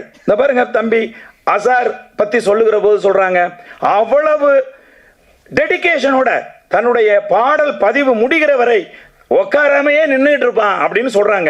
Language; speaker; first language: Tamil; native; Tamil